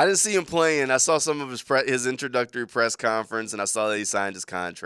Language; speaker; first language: English; native; English